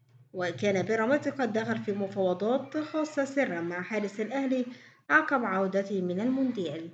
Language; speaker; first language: Arabic; native; Arabic